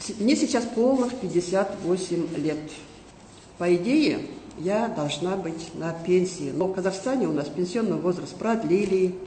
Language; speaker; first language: Russian; non-native, local second language; Kazakh